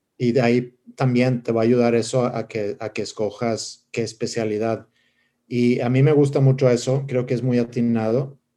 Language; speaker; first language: Spanish; non-native, fluent; Swedish